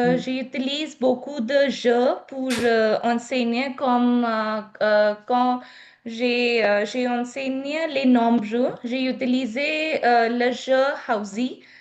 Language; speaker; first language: French; non-native, learner; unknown